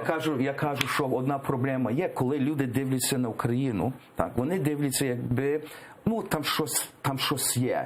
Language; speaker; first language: Ukrainian; early bilingual, heritage; English